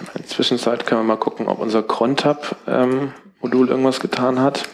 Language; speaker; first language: German; native; German